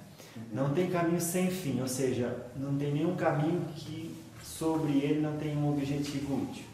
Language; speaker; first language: Portuguese; native; Portuguese